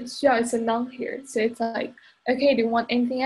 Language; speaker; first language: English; non-native, fluent; Chinese